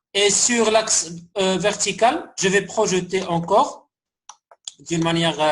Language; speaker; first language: French; non-native, local second language; Arabic